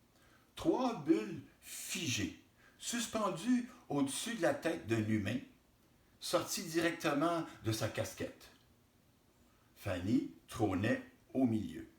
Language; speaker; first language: French; native; French